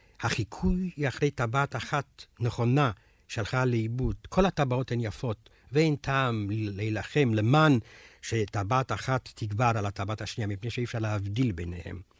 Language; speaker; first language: Hebrew; non-native, fluent; Romanian